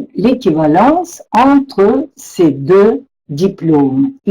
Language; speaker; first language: French; non-native, fluent; Russian